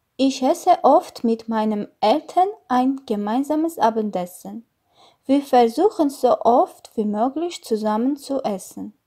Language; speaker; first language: German; non-native, learner; Armenian